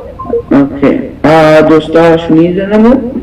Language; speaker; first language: Persian; early bilingual, heritage; Persian